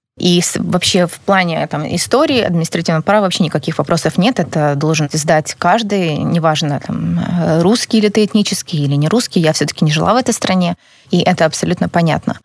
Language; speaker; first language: Russian; native; Russian